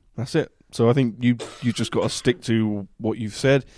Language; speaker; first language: English; native; English